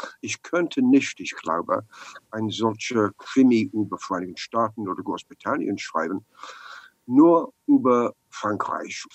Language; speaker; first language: German; non-native, learner; English